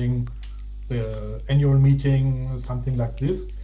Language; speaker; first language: English; non-native, fluent; German